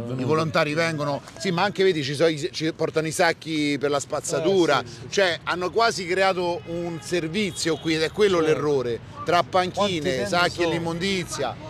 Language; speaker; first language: Italian; native; Italian